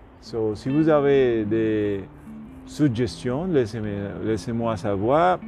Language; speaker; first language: French; non-native, learner; Spanish